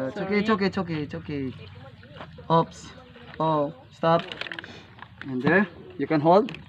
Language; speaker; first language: English; non-native, learner; Cebuano